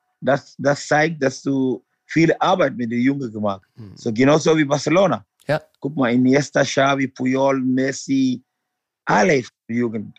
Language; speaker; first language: German; non-native, learner; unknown